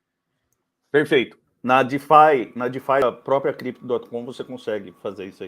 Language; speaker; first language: Portuguese; native; Portuguese